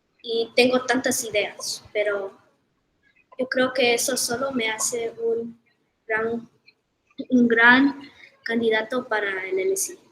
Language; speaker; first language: Spanish; early bilingual, heritage; Spanish